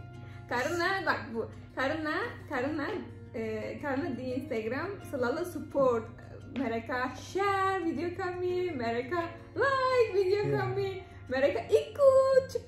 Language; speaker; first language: Indonesian; non-native, learner; Turkish